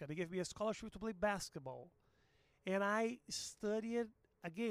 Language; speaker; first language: English; non-native, fluent; Portuguese